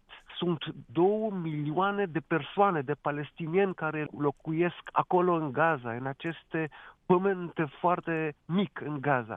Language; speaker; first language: Romanian; non-native, fluent; Hebrew